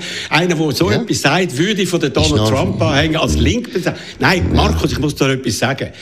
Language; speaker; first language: German; native; German